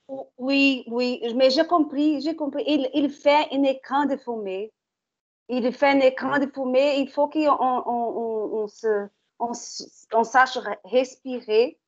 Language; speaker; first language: French; non-native, learner; Portuguese